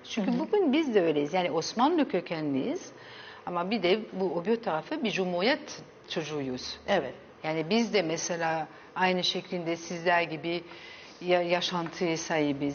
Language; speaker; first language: Turkish; early bilingual, heritage; Turkish